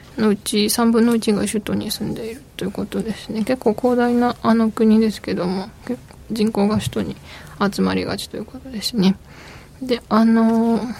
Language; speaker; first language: Japanese; native; Japanese